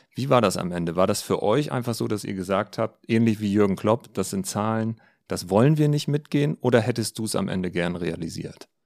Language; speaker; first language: German; native; German